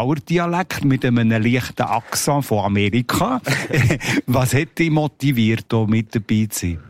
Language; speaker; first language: German; native; German